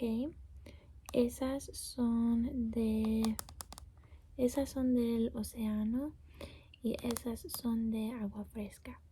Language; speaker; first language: Spanish; non-native, learner; English